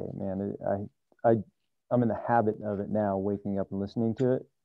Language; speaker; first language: English; native; English